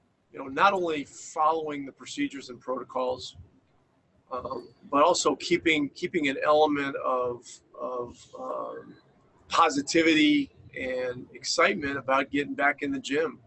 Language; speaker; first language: English; native; English